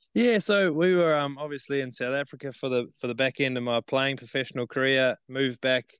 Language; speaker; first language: English; native; English